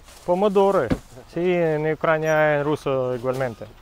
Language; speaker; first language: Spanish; non-native, learner; Russian